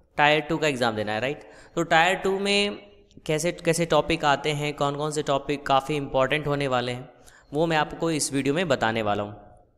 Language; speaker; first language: Hindi; native; Hindi